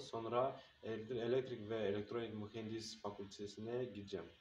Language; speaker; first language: Turkish; non-native, learner; Kazakh